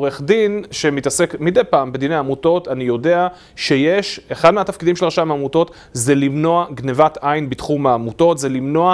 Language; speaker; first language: Hebrew; native; Hebrew